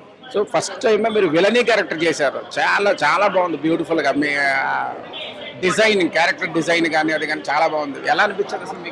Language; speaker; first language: Telugu; native; Telugu